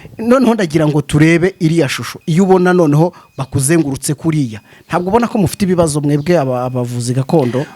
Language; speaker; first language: Kinyarwanda; native; Kinyarwanda